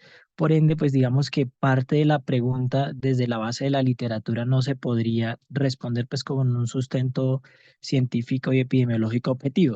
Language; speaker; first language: Spanish; native; Spanish